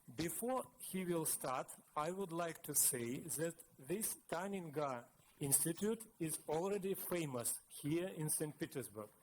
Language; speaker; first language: English; non-native, fluent; Russian